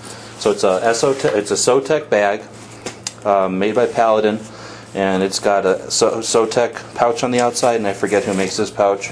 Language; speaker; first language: English; native; English